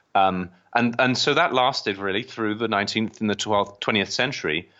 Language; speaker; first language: English; native; English